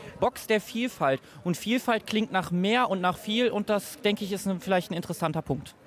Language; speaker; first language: German; native; German